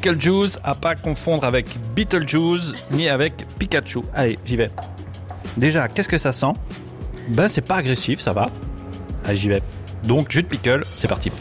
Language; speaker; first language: French; native; French